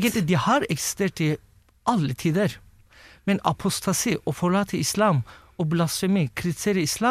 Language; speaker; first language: Norwegian; non-native, fluent; Turkish